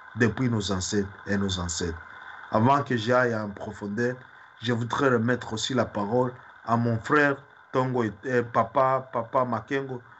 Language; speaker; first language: French; non-native, local second language; Swahili